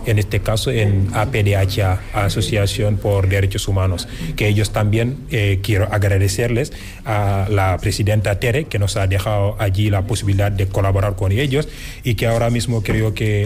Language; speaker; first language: Spanish; non-native, fluent; Wolof